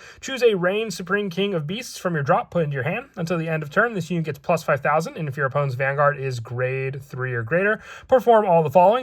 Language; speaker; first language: English; native; English